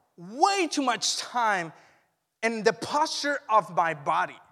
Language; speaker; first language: English; non-native, fluent; Spanish